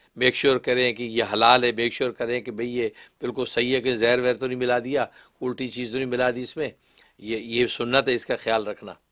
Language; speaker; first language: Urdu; non-native, local second language; Kashmiri